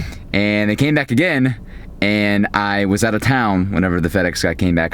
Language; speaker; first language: English; native; English